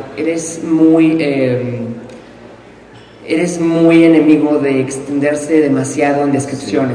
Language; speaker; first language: Spanish; native; Spanish